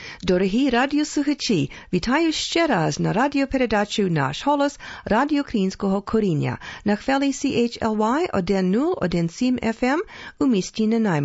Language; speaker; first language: Ukrainian; early bilingual, heritage; Ukrainian